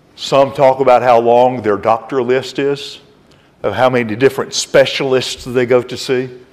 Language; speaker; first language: English; native; English